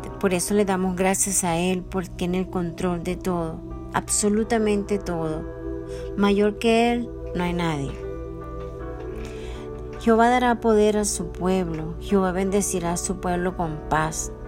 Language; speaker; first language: Spanish; native; Spanish